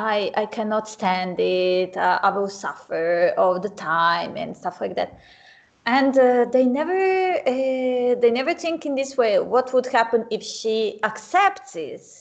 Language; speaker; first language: English; non-native, fluent; Serbian